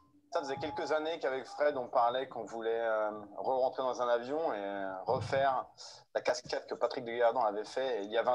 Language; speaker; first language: French; native; French